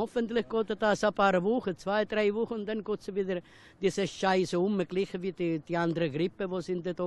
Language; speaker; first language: German; non-native, fluent; Italian